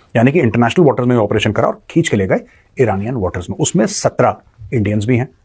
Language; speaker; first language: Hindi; native; Hindi